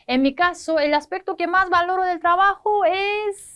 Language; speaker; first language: Spanish; non-native, fluent; Korean